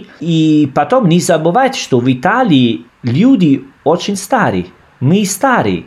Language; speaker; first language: Russian; non-native, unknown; Italian